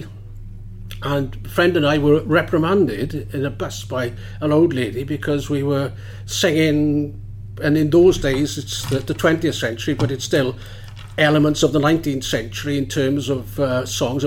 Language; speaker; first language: English; native; English